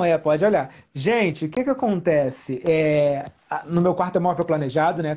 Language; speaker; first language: Portuguese; native; Portuguese